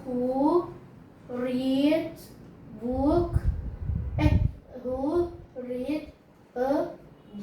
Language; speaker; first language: English; non-native, learner; Indonesian